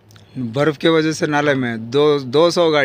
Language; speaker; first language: Hindi; non-native, local second language; Kannada